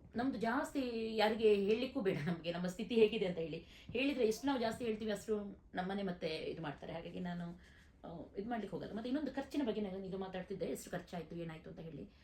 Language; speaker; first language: Kannada; non-native, local second language; Konkani